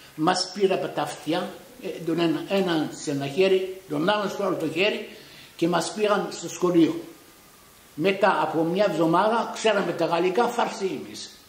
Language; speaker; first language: Greek; early bilingual, heritage; Greek